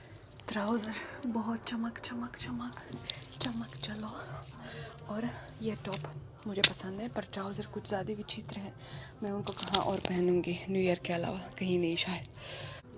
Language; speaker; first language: Hindi; non-native, fluent; Russian